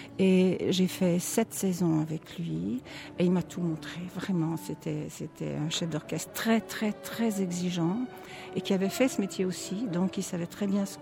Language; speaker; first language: French; native; French